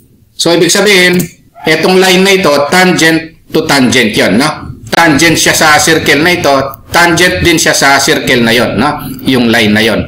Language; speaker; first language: Filipino; native; Filipino